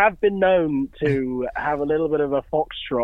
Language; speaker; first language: English; native; English